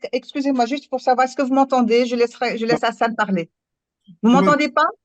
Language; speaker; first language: French; non-native, local second language; Arabic